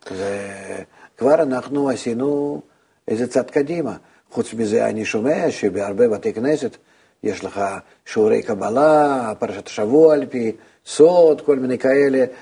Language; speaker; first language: Hebrew; non-native, fluent; Russian